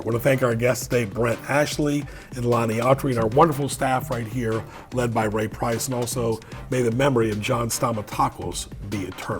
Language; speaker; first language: English; native; English